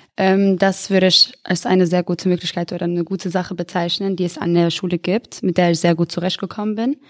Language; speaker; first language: German; non-native, fluent; Albanian